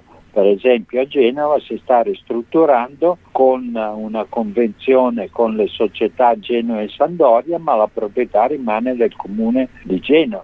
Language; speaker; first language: Italian; native; Italian